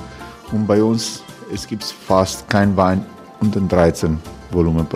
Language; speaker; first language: German; non-native, learner; Croatian